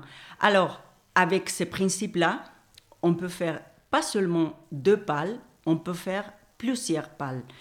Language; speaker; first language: French; non-native, fluent; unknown